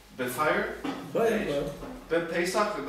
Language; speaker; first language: Hebrew; non-native, learner; English